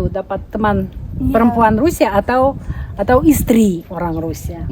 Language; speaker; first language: Indonesian; non-native, fluent; Russian